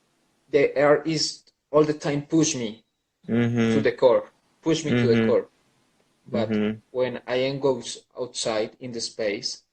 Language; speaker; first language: English; non-native, learner; Spanish